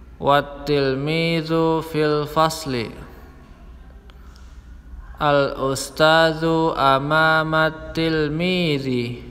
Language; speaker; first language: Arabic; non-native, fluent; Indonesian